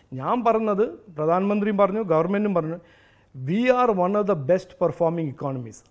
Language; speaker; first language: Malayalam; early bilingual, heritage; Malayalam